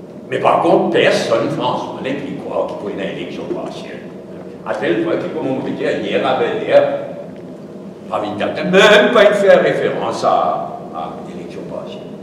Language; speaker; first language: French; non-native, local second language; Morisyen